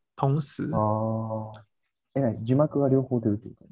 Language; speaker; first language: Japanese; native; Japanese